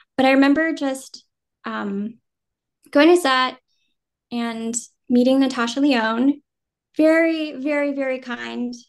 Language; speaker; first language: English; early bilingual, other home language; Vietnamese